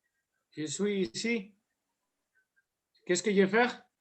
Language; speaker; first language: French; non-native, learner; Spanish